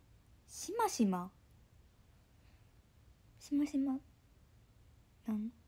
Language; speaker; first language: Japanese; native; Japanese